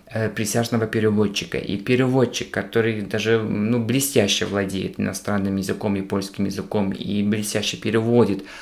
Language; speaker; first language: Russian; non-native, fluent; Polish